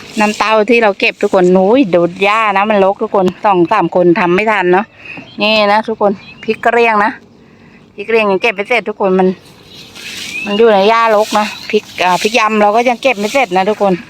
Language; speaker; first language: Thai; non-native, local second language; Northeastern Thai